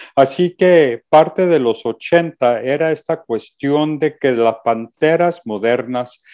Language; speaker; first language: Spanish; early bilingual, heritage; Spanish